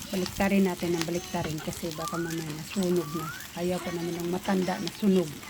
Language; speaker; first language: Filipino; non-native, local second language; Cebuano